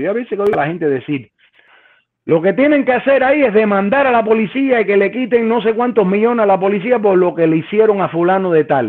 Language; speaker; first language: Spanish; native; Spanish